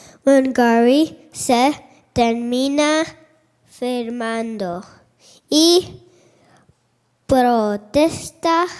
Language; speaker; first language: Spanish; non-native, learner; English